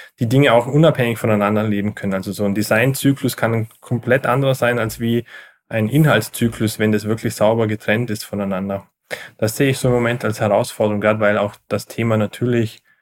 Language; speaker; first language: German; native; German